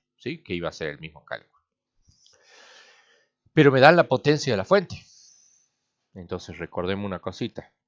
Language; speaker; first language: Spanish; native; Spanish